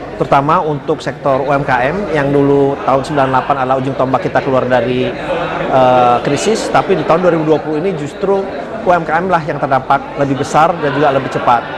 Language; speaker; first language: Indonesian; native; Indonesian